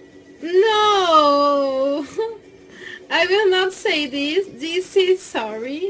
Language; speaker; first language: English; non-native, fluent; Portuguese